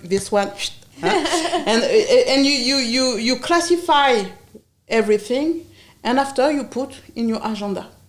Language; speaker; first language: English; non-native, learner; French